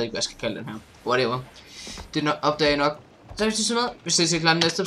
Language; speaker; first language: Danish; native; Danish